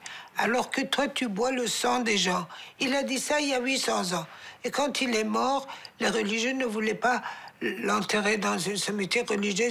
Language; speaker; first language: French; non-native, fluent; Persian